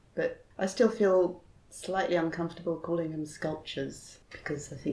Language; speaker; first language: English; native; English